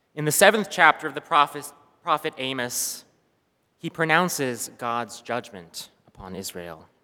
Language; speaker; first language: English; native; English